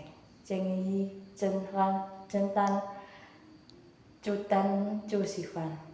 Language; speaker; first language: Chinese; non-native, learner; Indonesian